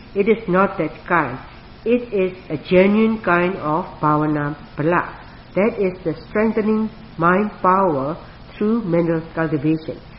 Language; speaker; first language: English; non-native, fluent; Burmese